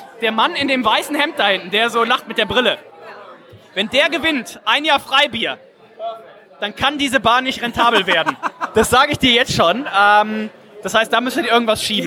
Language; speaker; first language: German; native; German